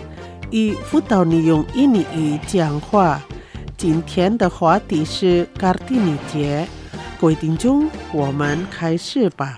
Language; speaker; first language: Chinese; non-native, fluent; Indonesian